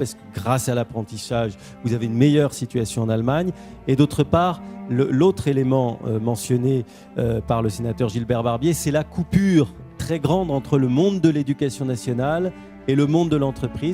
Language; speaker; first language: French; native; French